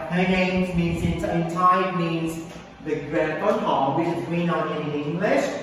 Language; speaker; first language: English; non-native, fluent; Thai